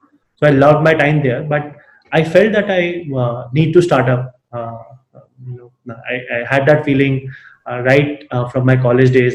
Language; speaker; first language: English; non-native, local second language; Hindi